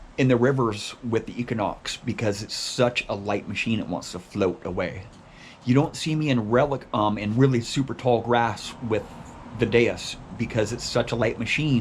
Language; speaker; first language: English; native; English